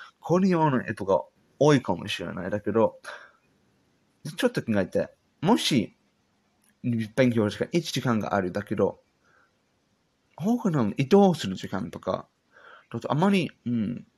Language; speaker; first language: Japanese; non-native, learner; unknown